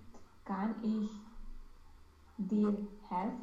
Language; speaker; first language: German; non-native, learner; Romanian